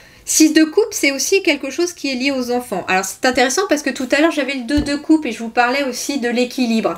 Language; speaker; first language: French; native; French